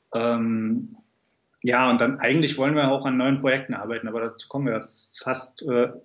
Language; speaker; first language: German; native; German